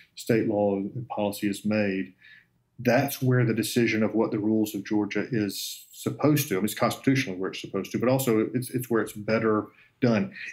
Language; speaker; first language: English; native; English